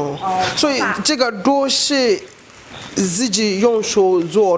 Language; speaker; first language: Chinese; non-native, fluent; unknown